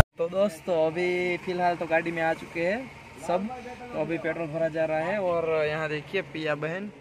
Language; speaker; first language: Hindi; non-native, local second language; Gujarati